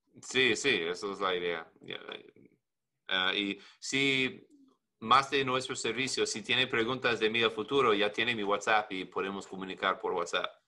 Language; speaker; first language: Spanish; non-native, learner; English